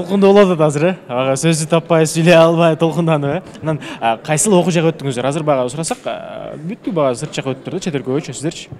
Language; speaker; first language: Kyrgyz; native; Kyrgyz